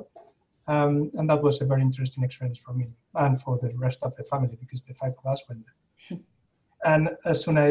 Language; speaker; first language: English; non-native, fluent; Spanish